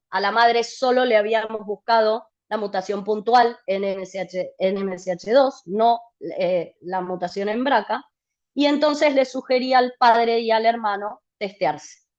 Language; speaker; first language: Spanish; native; Spanish